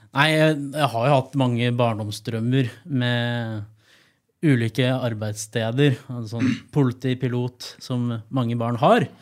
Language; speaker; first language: Norwegian; native; Norwegian